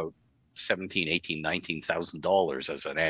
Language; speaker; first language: English; native; English